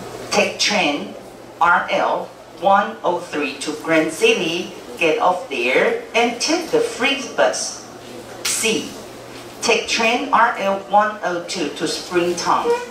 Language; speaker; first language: English; non-native, fluent; Chinese